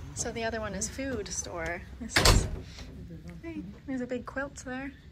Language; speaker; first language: English; native; English